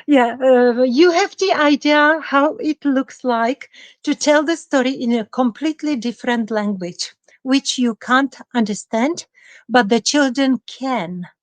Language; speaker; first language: English; non-native, fluent; Czech